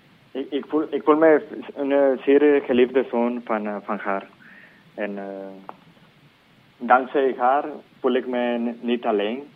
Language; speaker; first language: Dutch; non-native, fluent; Spanish